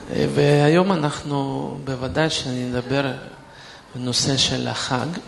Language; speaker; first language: Hebrew; non-native, fluent; Russian